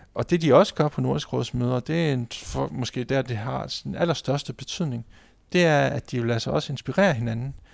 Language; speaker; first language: Danish; native; Danish